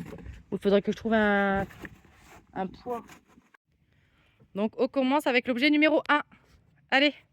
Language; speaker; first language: French; native; French